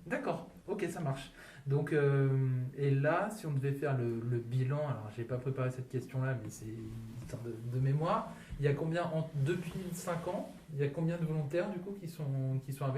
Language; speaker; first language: French; native; French